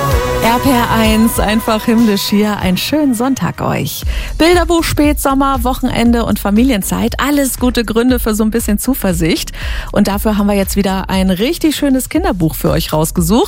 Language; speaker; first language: German; native; German